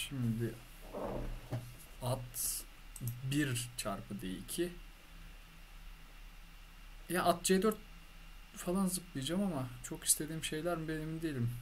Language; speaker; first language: Turkish; native; Turkish